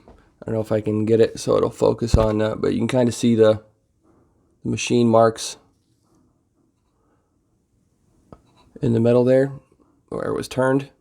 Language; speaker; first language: English; native; English